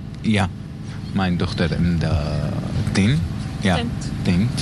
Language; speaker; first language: Dutch; non-native, learner; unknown